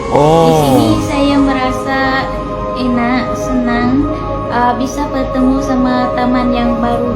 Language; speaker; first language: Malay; non-native, learner; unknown